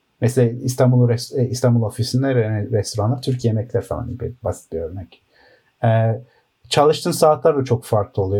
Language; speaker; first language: Turkish; early bilingual, heritage; Turkish